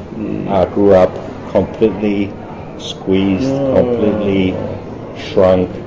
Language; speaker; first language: English; early bilingual, other home language; German